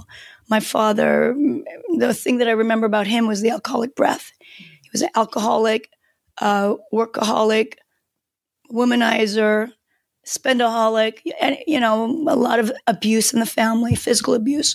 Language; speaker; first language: English; non-native, fluent; Korean